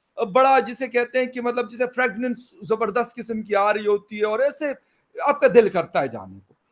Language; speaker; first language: Urdu; non-native, local second language; Pashto